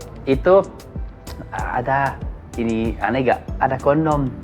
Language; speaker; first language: Indonesian; non-native, learner; English